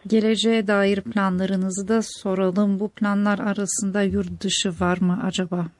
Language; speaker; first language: Turkish; native; Turkish